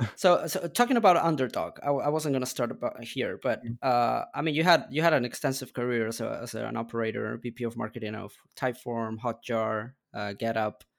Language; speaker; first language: English; non-native, fluent; Spanish